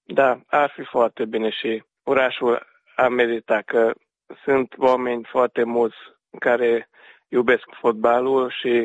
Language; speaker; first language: Romanian; non-native, local second language; Hungarian